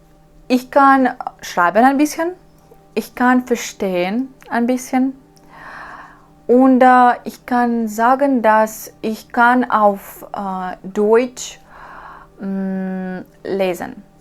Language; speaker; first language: German; non-native, learner; Russian